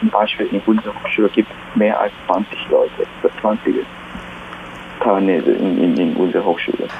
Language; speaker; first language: German; non-native, fluent; Chinese